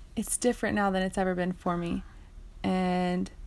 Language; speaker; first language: English; native; English